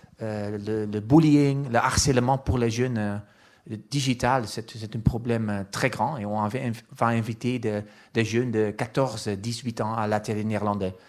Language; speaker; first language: French; non-native, fluent; Dutch